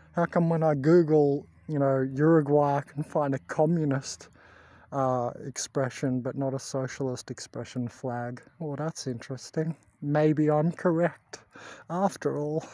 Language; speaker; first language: English; native; English